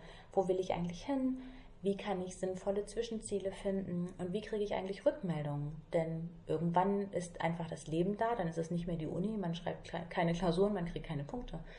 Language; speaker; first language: German; native; German